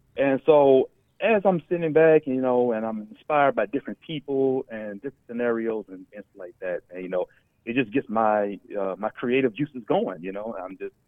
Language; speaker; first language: English; native; English